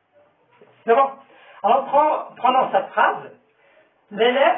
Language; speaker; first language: French; non-native, local second language; Arabic